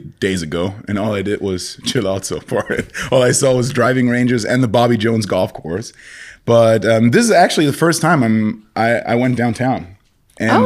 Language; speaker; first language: English; non-native, fluent; German